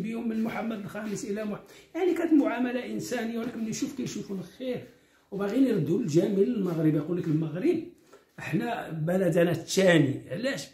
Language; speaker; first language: Arabic; native; Arabic